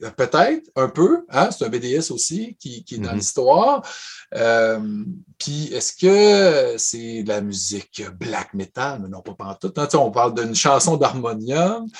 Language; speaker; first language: French; native; French